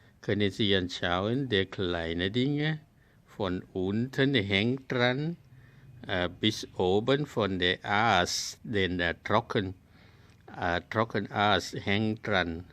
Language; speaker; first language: German; non-native, learner; Thai